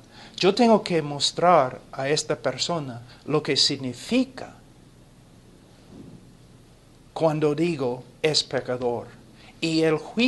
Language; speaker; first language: Spanish; non-native, fluent; English